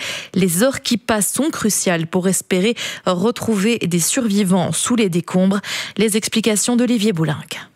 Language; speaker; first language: French; native; French